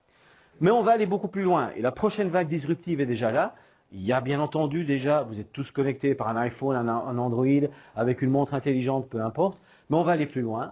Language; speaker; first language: French; native; French